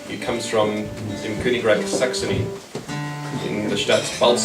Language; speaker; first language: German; non-native, learner; English